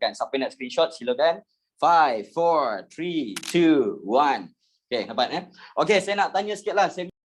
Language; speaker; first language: Malay; native; Malay